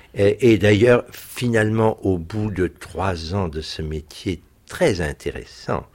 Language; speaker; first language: French; early bilingual, other home language; German